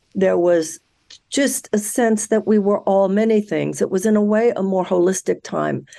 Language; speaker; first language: English; native; English